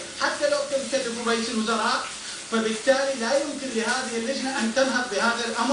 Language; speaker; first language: Arabic; non-native, local second language; Turkmen